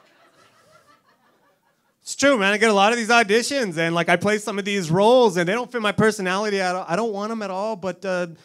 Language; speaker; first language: English; native; English